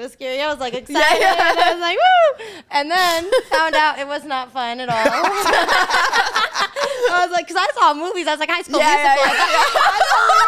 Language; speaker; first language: English; native; English